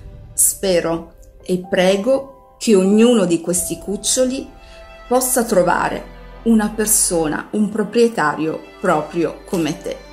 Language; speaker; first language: Italian; native; Italian